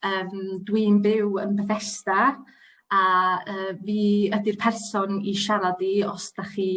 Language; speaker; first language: Welsh; native; Welsh